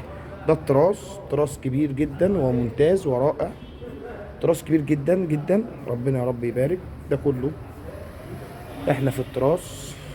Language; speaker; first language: Arabic; native; Arabic